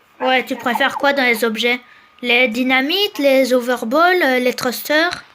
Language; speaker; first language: French; native; French